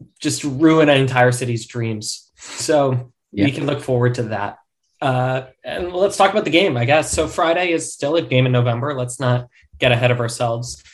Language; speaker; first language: English; native; English